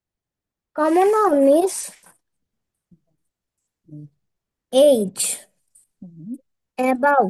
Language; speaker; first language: English; non-native, learner; Bangla